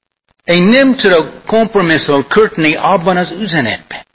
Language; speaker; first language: Hungarian; non-native, fluent; English